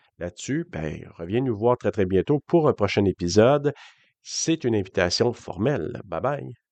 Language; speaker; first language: French; native; French